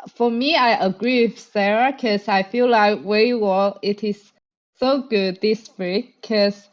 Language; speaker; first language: English; non-native, fluent; Chinese